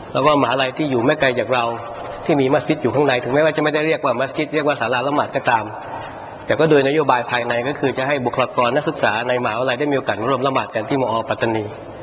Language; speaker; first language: Thai; non-native, local second language; Pattani Malay